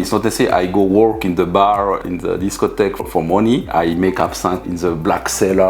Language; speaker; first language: English; non-native, learner; French